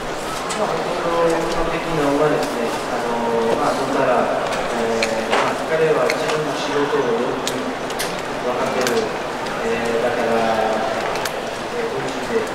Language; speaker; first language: Japanese; non-native, fluent; French